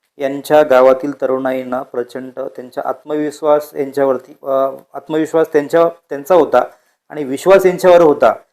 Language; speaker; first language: Marathi; native; Marathi